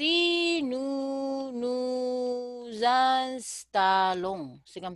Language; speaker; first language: French; non-native, learner; Chinese